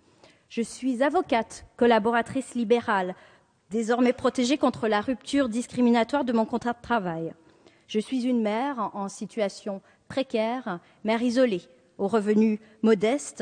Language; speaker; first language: French; native; French